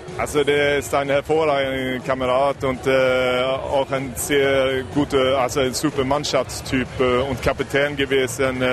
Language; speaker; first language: German; non-native, fluent; Swedish